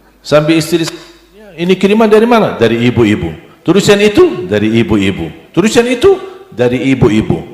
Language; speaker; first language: Indonesian; non-native, fluent; Arabic